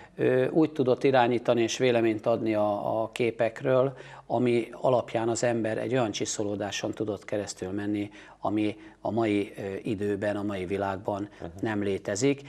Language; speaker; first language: Hungarian; native; Hungarian